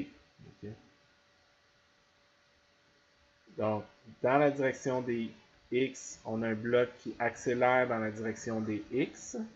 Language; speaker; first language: French; native; French